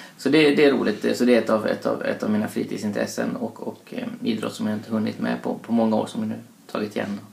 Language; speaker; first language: Swedish; early bilingual, other home language; Persian